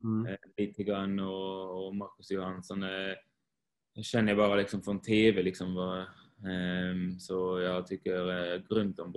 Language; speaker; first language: Swedish; non-native, fluent; Swiss German